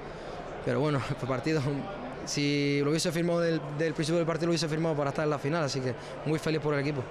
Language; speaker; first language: Spanish; native; Spanish